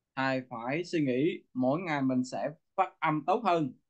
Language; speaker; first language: Vietnamese; native; Vietnamese